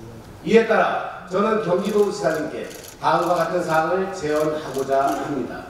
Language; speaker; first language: Korean; native; Korean